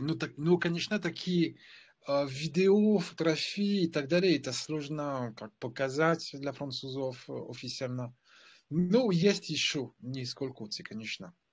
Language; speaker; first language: Russian; non-native, fluent; French